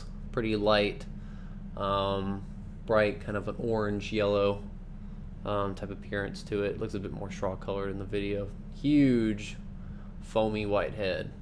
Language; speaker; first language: English; native; English